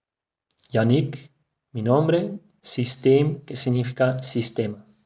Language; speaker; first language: Spanish; non-native, fluent; Dutch